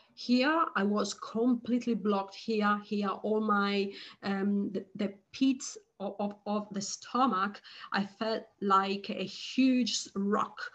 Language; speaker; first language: English; non-native, fluent; Italian